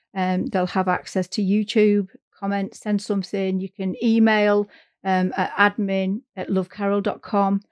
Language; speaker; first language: English; native; English